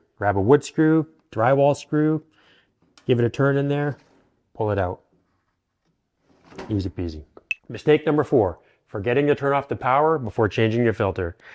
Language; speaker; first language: English; native; English